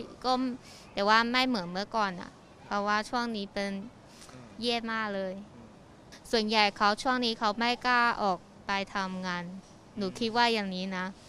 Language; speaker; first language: Thai; non-native, learner; Chinese